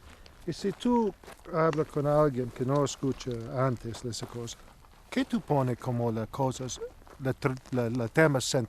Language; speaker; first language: Spanish; non-native, learner; English